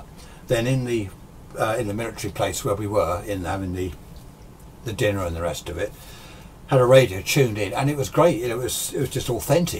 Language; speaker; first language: English; native; English